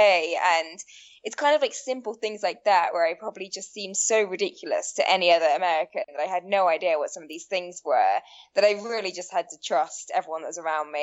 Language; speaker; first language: English; native; English